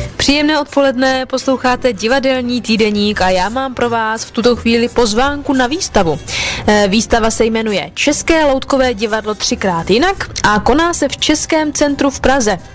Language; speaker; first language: Czech; native; Czech